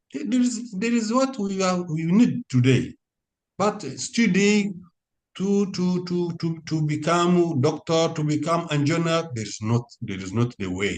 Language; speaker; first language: English; non-native, learner; French